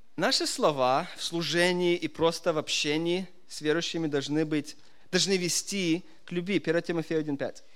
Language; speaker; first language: Russian; early bilingual, heritage; Russian